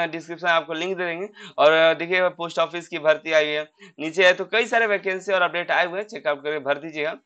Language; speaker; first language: Hindi; native; Hindi